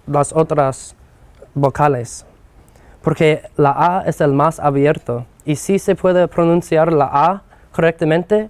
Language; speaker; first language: Spanish; non-native, fluent; English